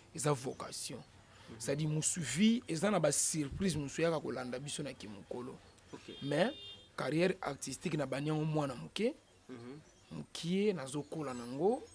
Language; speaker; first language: Lingala; native; Lingala